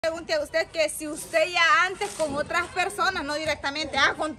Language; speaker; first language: Spanish; native; Spanish